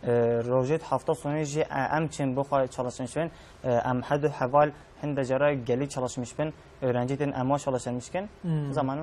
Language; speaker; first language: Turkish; non-native, local second language; Kurdish